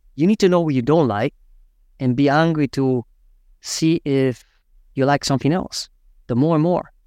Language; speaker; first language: English; non-native, fluent; Italian